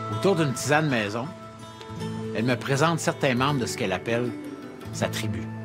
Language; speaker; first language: French; native; French